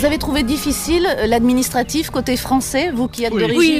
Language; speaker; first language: French; native; French